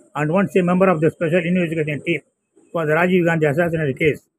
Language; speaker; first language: English; non-native, local second language; Tamil